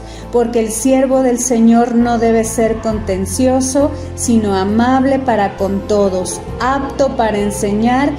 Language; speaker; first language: Spanish; native; Spanish